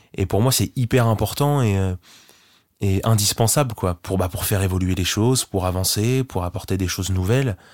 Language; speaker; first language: French; native; French